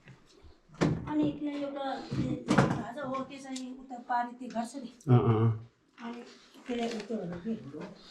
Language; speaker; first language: Nepali; non-native, local second language; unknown